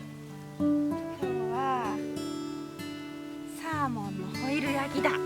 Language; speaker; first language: Japanese; native; Japanese